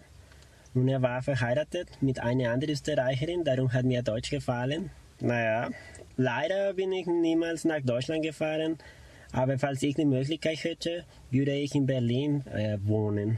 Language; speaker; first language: German; non-native, fluent; Spanish